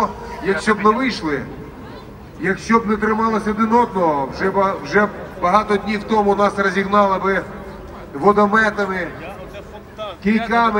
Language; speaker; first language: Ukrainian; non-native, local second language; Russian